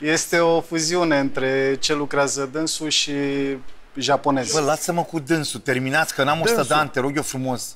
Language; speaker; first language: Romanian; native; Romanian